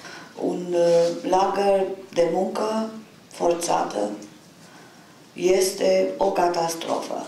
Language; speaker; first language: Romanian; non-native, local second language; German